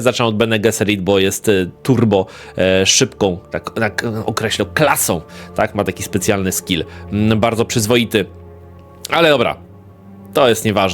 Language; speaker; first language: Polish; native; Polish